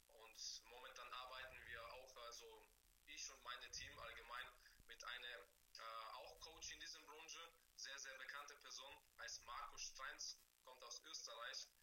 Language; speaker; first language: German; non-native, fluent; Bulgarian